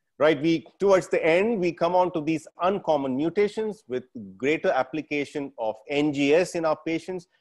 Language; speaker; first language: English; non-native, local second language; Tamil